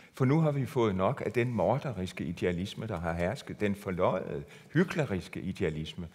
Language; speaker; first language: Danish; native; Danish